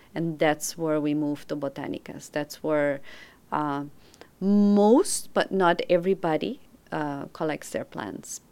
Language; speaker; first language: English; non-native, fluent; Dutch